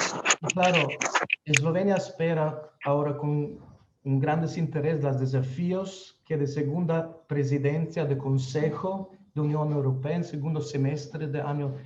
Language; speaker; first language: Spanish; non-native, fluent; Slovenian